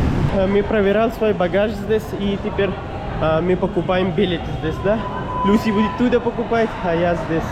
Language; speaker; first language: Russian; non-native, learner; Pashto